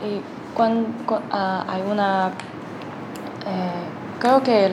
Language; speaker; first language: Spanish; non-native, learner; Chinese